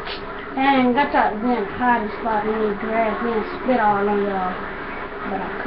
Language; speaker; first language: English; native; English